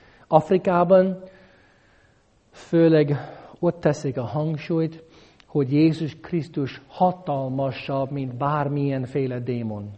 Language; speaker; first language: Hungarian; non-native, fluent; English